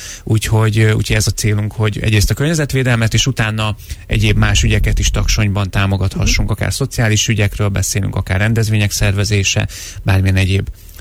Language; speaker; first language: Hungarian; native; Hungarian